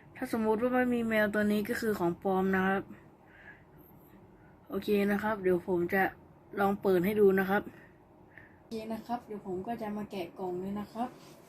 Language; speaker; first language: Thai; native; Thai